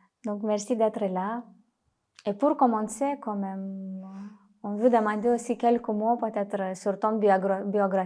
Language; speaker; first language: French; non-native, fluent; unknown